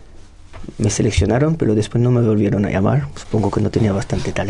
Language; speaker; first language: Spanish; non-native, fluent; French